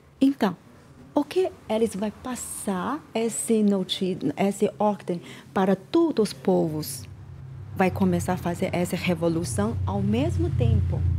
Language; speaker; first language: Portuguese; non-native, learner; Chinese